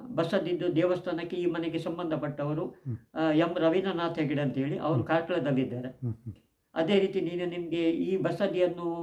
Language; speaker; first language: Kannada; native; Kannada